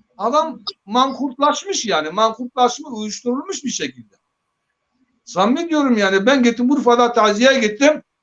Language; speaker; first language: Turkish; non-native, local second language; Zaza